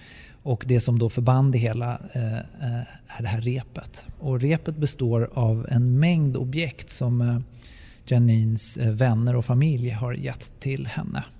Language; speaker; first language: Swedish; native; Swedish